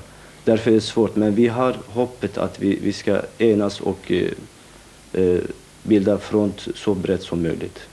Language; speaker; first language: Swedish; non-native, fluent; Kurdish